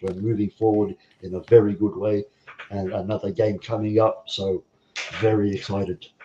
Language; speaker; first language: English; native; English